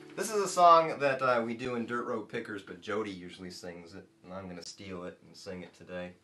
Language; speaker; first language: English; native; English